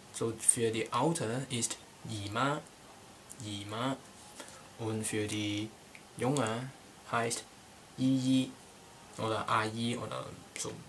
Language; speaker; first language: German; non-native, learner; Cantonese